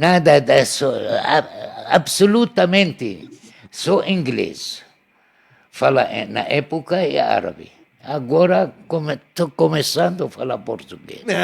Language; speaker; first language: Portuguese; non-native, learner; Arabic